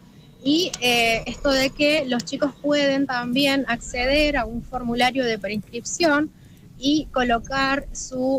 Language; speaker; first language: Spanish; native; Spanish